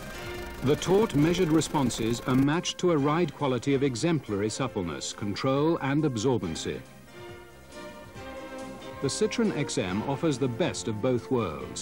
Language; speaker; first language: English; native; English